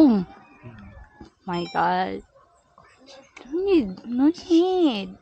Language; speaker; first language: English; non-native, local second language; Cebuano